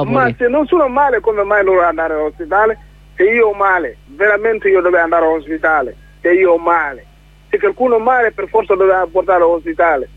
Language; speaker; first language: Italian; non-native, learner; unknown